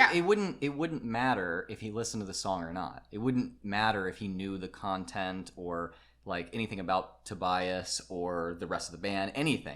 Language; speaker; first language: English; native; English